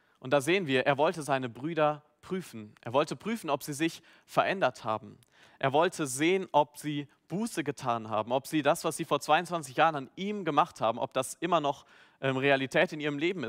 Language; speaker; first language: German; native; German